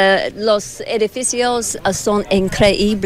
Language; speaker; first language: Spanish; non-native, learner; English